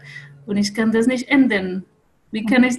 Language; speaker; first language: German; non-native, fluent; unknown